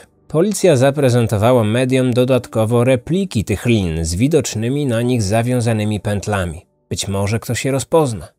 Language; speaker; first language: Polish; native; Polish